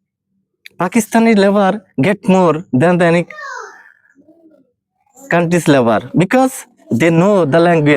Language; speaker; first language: English; non-native, learner; Bangla